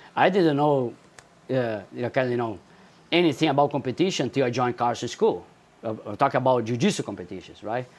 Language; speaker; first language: English; non-native, fluent; Portuguese